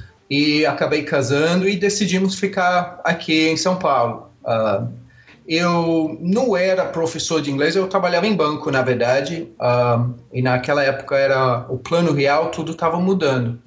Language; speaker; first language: Portuguese; non-native, fluent; English